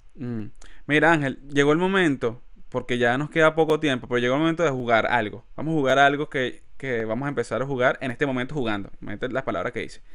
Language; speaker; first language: Spanish; native; Spanish